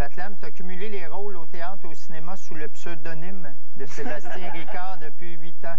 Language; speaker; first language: French; native; French